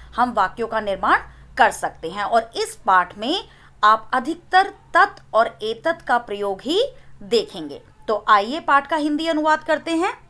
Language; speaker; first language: Hindi; native; Hindi